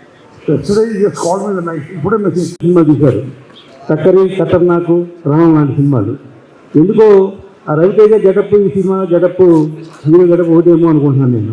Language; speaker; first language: Telugu; native; Telugu